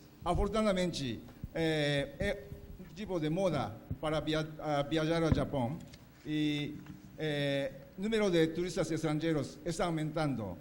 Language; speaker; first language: Portuguese; non-native, fluent; Japanese